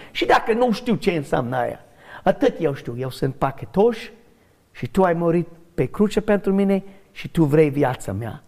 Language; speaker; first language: Romanian; non-native, learner; English